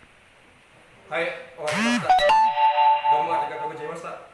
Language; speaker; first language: Japanese; non-native, learner; Indonesian